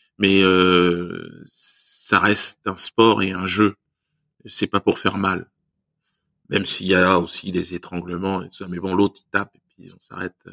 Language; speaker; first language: French; native; French